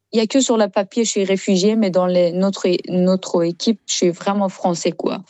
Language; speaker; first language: French; non-native, learner; Persian